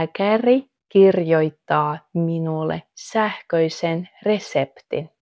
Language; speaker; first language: Finnish; non-native, fluent; Russian